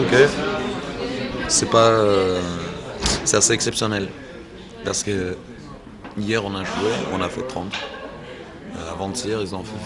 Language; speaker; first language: French; non-native, fluent; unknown